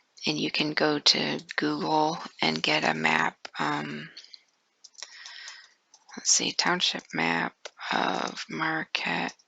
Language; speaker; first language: English; native; English